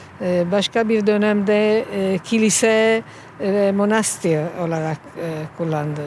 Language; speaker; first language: Turkish; non-native, fluent; Italian